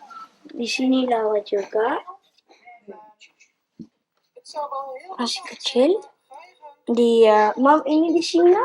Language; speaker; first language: Indonesian; early bilingual, heritage; Dutch